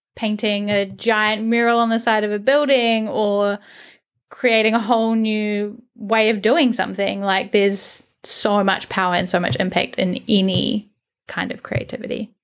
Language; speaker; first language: English; native; English